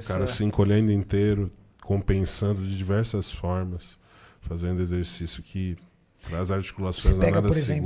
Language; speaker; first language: Portuguese; native; Portuguese